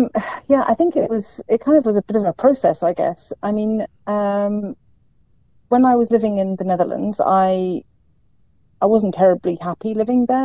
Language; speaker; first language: English; native; English